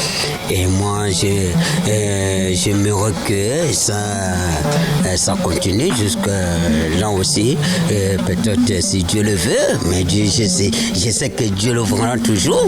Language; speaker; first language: French; non-native, local second language; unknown